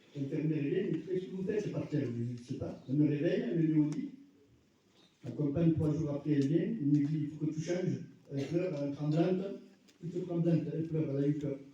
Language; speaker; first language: French; early bilingual, other home language; Arabic